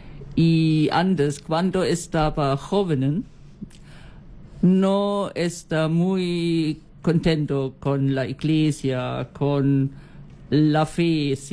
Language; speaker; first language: Spanish; non-native, learner; German